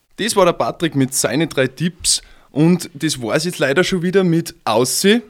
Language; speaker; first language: German; native; German